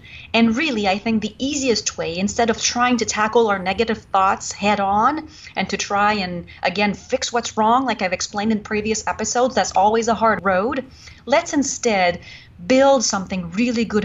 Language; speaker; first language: English; non-native, fluent; French